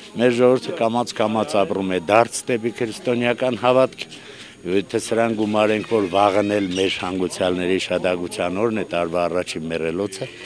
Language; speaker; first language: Armenian; native; Armenian